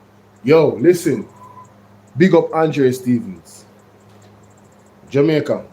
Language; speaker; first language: English; native; English